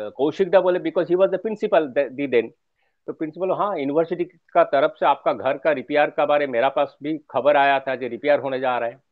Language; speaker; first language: Hindi; non-native, local second language; Bangla